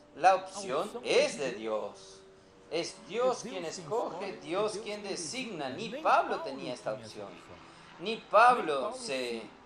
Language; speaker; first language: Spanish; non-native, fluent; Portuguese